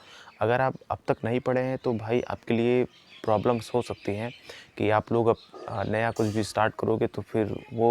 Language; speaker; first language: Hindi; native; Hindi